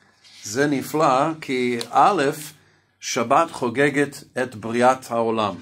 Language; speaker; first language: Hebrew; non-native, fluent; English